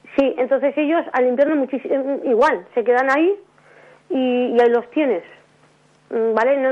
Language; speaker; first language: Spanish; native; Spanish